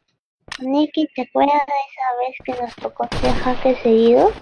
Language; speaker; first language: Spanish; native; Spanish